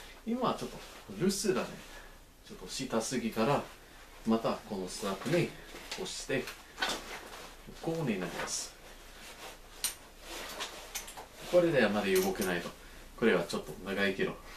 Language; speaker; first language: Japanese; non-native, learner; English